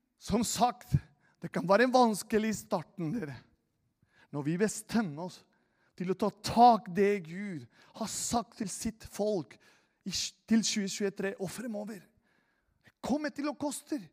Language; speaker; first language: Norwegian; non-native, fluent; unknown